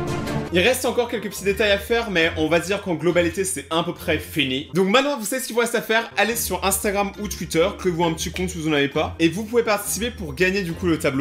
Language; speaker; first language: French; native; French